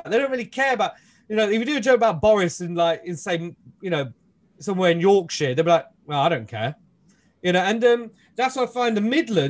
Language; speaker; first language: English; native; English